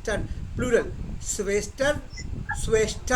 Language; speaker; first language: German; non-native, fluent; Hindi